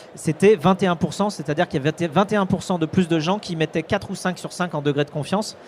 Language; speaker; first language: French; native; French